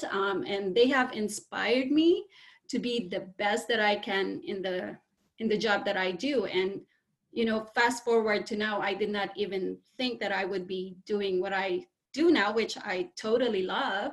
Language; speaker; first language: English; non-native, local second language; Filipino